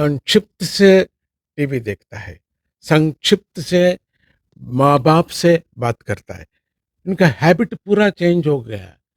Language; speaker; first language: Hindi; non-native, local second language; Kannada